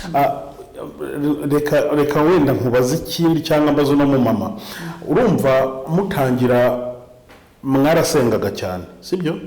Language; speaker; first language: Kinyarwanda; native; Kinyarwanda